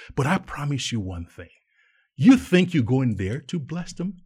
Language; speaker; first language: English; non-native, local second language; Yoruba